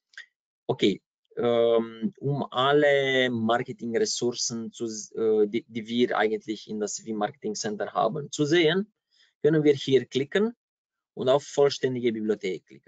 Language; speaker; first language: German; non-native, fluent; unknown